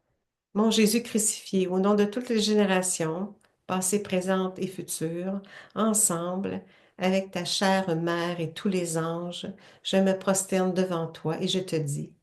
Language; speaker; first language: French; native; French